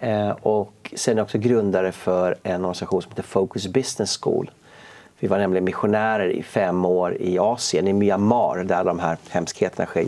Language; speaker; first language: Swedish; native; Swedish